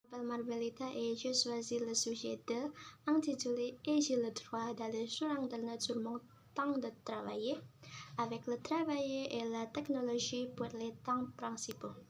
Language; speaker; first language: French; non-native, learner; Indonesian